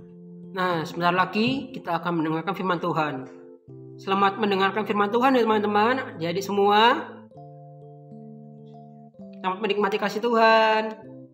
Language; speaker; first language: Indonesian; native; Indonesian